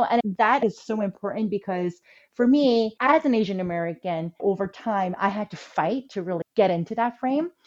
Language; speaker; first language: English; early bilingual, other home language; Korean